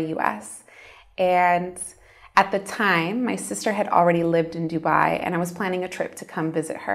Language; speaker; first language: English; native; English